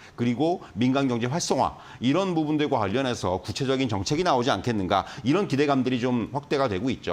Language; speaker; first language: Korean; native; Korean